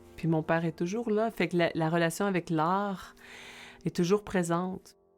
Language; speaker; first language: French; native; French